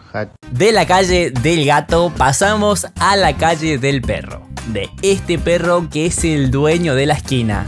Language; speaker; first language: Spanish; native; Spanish